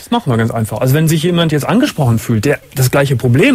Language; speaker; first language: German; native; German